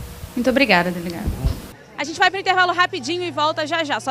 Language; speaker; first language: Portuguese; native; Portuguese